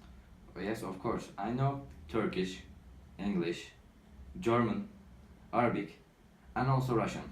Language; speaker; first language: English; non-native, learner; Turkish